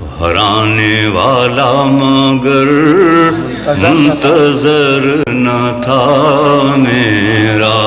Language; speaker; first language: Urdu; native; Urdu